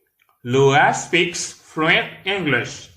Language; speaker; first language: English; non-native, learner; Haitian Creole